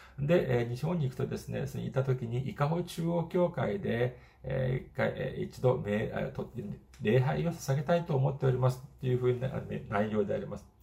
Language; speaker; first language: Japanese; non-native, fluent; Korean